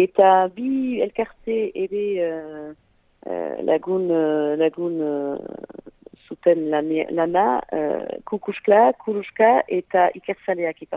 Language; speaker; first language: Basque; non-native, local second language; French